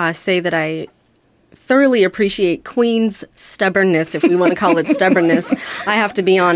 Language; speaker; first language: English; non-native, fluent; Romanian